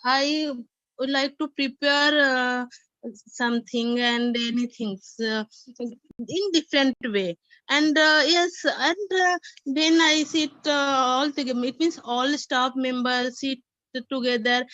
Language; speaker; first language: English; non-native, learner; Hindi